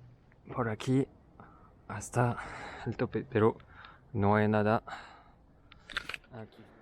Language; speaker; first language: Spanish; non-native, learner; French